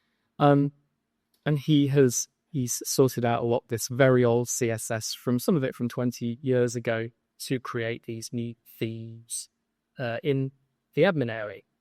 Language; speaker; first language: English; native; English